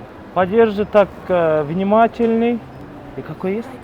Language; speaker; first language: Russian; non-native, local second language; Kyrgyz